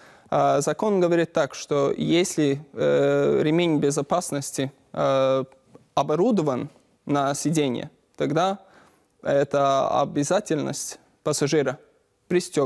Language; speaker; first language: Russian; non-native, learner; Latvian